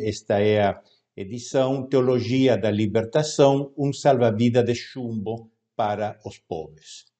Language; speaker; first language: Portuguese; non-native, fluent; Spanish